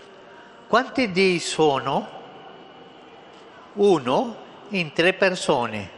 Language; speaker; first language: Italian; early bilingual, heritage; Spanish